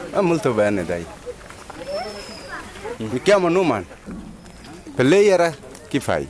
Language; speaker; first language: Italian; non-native, learner; Bangla